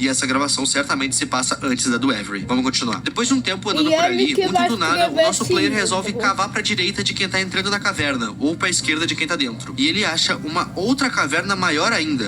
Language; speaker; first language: Portuguese; native; Portuguese